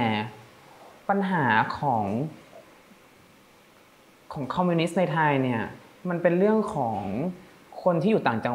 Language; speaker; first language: Thai; native; Thai